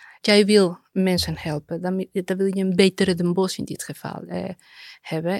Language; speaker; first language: Dutch; non-native, fluent; Spanish